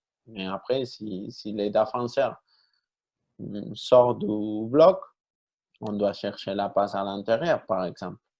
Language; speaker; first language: French; non-native, fluent; Spanish